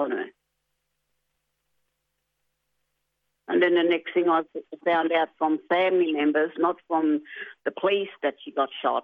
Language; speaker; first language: English; native; English